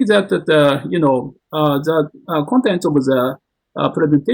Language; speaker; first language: English; non-native, learner; Japanese